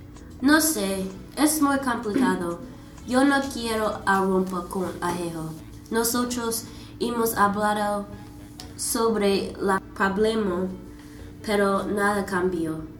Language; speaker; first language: Spanish; non-native, learner; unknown